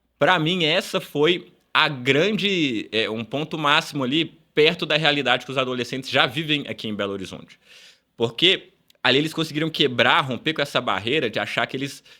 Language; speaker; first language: Portuguese; early bilingual, other home language; Upper Guinea Crioulo